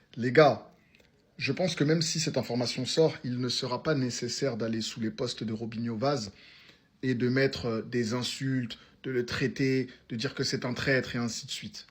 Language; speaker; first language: French; early bilingual, other home language; Wolof